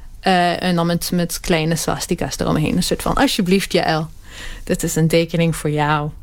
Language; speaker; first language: Dutch; early bilingual, other home language; Hebrew